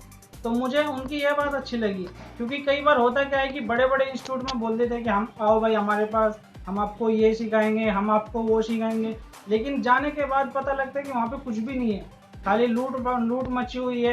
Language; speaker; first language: Hindi; native; Hindi